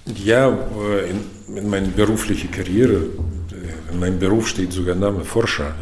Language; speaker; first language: German; non-native, fluent; Russian